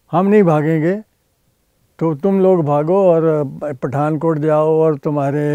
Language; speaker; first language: Hindi; native; Hindi